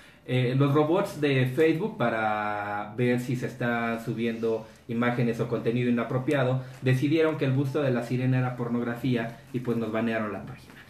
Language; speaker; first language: Spanish; native; Spanish